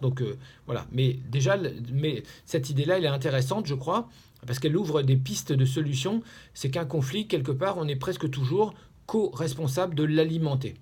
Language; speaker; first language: French; native; French